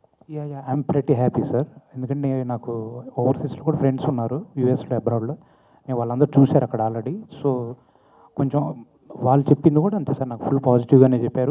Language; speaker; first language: Telugu; native; Telugu